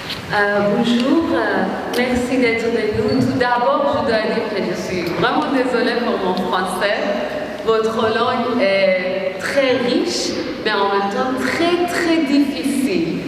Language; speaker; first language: French; non-native, learner; Persian